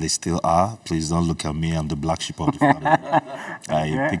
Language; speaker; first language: English; early bilingual, other home language; Igbo